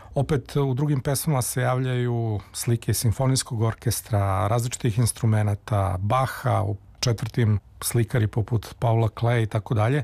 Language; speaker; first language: Serbian; native; Serbian